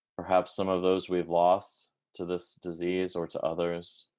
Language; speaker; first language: English; native; English